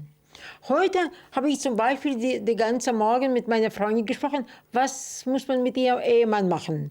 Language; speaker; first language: German; non-native, fluent; Russian